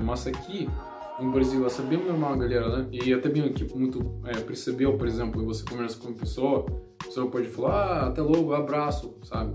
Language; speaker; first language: Portuguese; non-native, learner; Russian